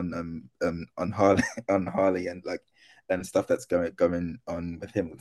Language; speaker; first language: English; non-native, local second language; Akan